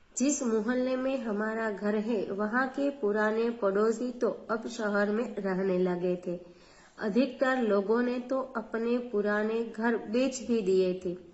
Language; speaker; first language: Hindi; non-native, local second language; Gujarati